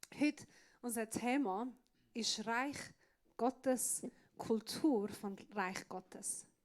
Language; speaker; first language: German; non-native, fluent; Persian